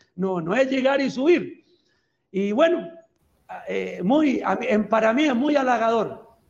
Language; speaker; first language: Spanish; native; Spanish